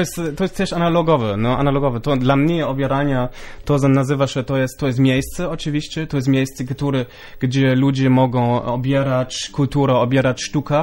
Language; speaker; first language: Polish; non-native, local second language; German